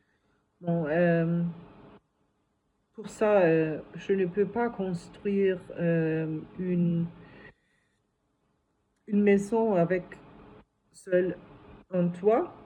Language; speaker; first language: French; non-native, fluent; German